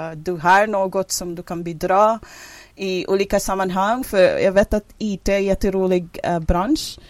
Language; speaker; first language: Swedish; non-native, fluent; English